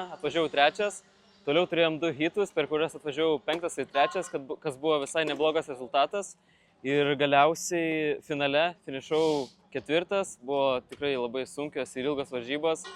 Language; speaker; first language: Lithuanian; native; Lithuanian